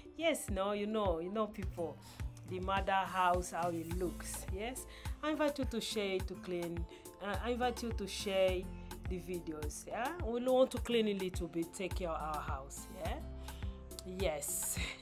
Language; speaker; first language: English; non-native, learner; Lingala